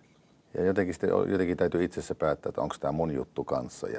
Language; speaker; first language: Finnish; native; Finnish